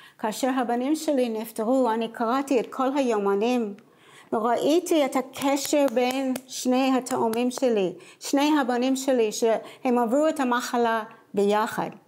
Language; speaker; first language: Hebrew; non-native, fluent; English